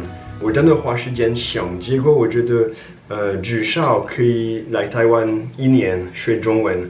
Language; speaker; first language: Chinese; non-native, fluent; French